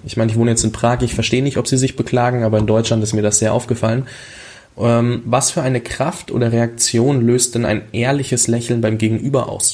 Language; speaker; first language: German; native; German